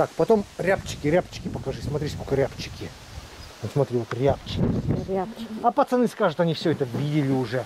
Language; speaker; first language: Russian; native; Russian